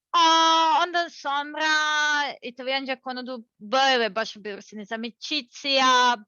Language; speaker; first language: Turkish; non-native, learner; Serbian